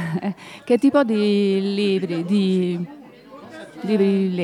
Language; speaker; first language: Italian; non-native, learner; French